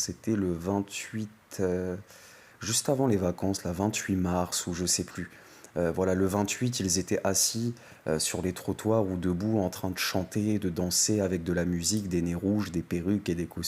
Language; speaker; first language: French; native; French